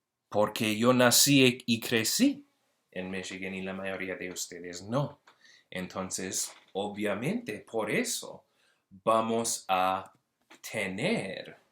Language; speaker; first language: Spanish; early bilingual, heritage; Spanish